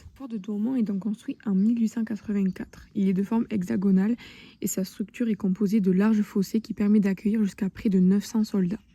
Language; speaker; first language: French; native; French